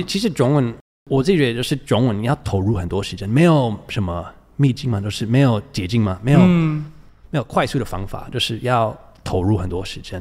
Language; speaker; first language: Chinese; non-native, fluent; English